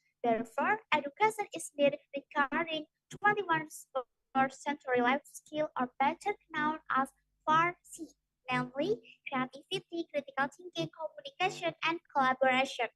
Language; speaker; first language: English; non-native, learner; Indonesian